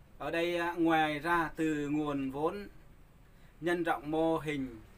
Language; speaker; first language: Vietnamese; non-native, local second language; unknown